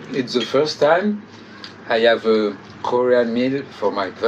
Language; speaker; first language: English; non-native, fluent; French